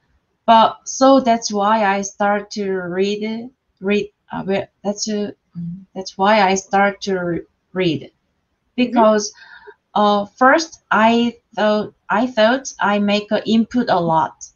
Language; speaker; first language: English; non-native, learner; Korean